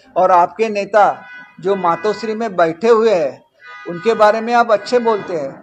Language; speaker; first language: Hindi; non-native, local second language; Marathi